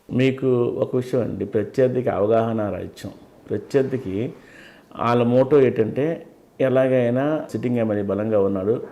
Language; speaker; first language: Telugu; native; Telugu